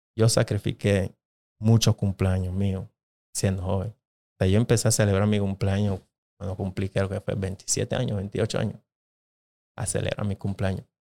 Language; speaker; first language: Spanish; non-native, local second language; Jamaican Creole English